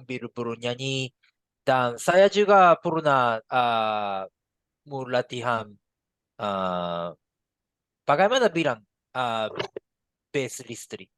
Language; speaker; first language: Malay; non-native, learner; Japanese